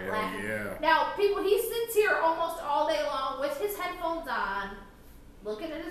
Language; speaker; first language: English; native; English